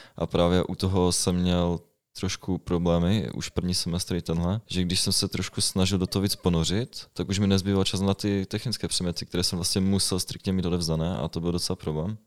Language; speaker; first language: Czech; native; Czech